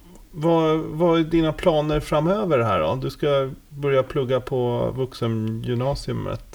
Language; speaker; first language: Swedish; native; Swedish